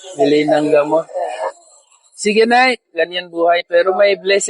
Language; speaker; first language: Filipino; non-native, learner; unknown